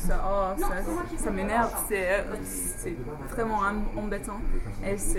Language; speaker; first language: French; non-native, fluent; English